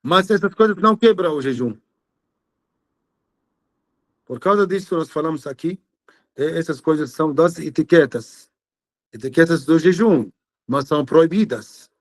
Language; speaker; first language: Portuguese; non-native, fluent; Arabic